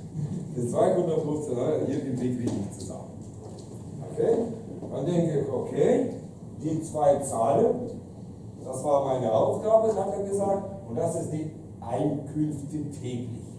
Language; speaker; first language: German; non-native, fluent; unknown